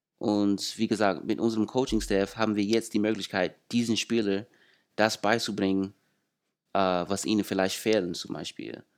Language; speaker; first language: German; non-native, fluent; English